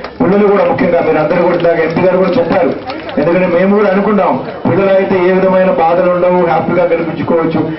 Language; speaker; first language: Telugu; non-native, fluent; Malayalam